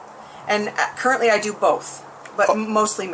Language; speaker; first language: English; native; English